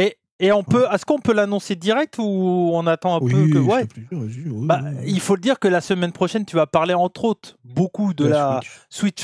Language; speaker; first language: French; native; French